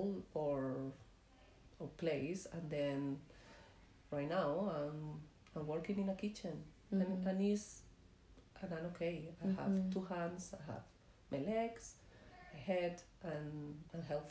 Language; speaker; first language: English; non-native, fluent; Spanish